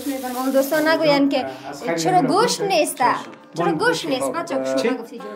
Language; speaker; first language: Persian; native; Persian